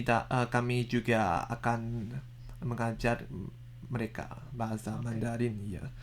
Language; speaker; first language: Indonesian; non-native, learner; Chinese